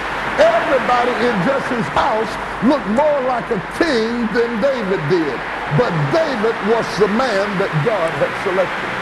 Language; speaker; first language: English; native; English